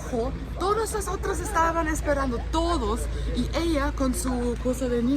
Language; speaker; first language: Spanish; non-native, fluent; German